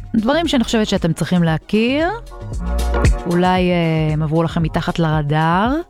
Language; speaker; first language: Hebrew; native; Hebrew